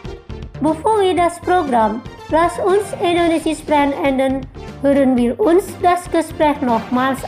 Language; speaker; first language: German; non-native, fluent; Indonesian